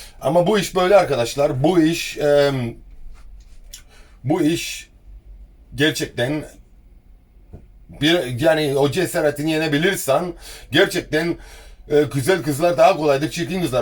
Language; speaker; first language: Turkish; early bilingual, heritage; Turkish